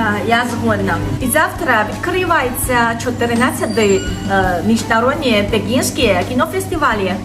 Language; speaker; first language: Ukrainian; non-native, learner; Chinese